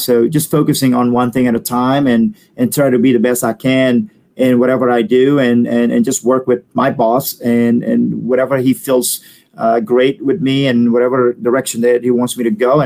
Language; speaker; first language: English; non-native, fluent; Indonesian